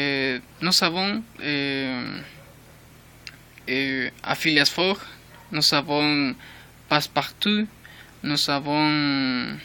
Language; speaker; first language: French; non-native, learner; Spanish